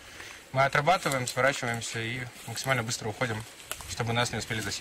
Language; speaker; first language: Russian; native; Russian